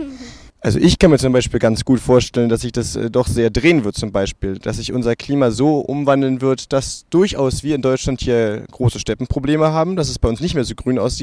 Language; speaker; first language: German; native; German